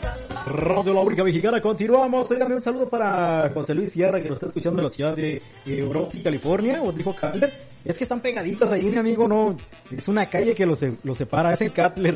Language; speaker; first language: Spanish; native; Spanish